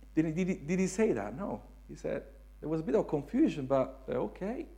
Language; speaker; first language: English; non-native, fluent; Italian